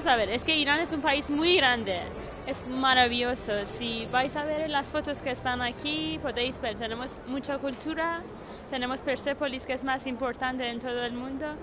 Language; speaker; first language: Spanish; non-native, learner; Persian